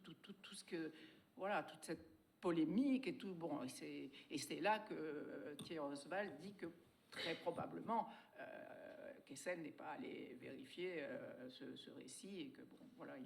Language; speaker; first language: French; native; French